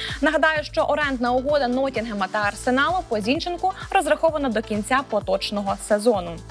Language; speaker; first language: Ukrainian; native; Ukrainian